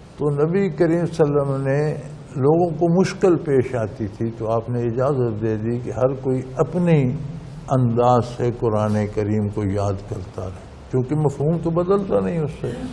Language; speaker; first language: Urdu; non-native, local second language; Punjabi